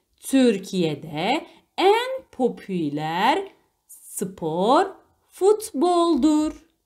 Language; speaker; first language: Turkish; non-native, fluent; Arabic